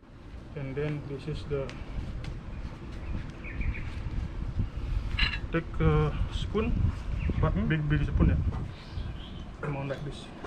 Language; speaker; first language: English; non-native, learner; Indonesian